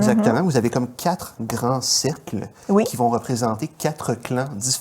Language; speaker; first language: French; native; French